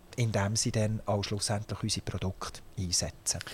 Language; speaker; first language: German; native; German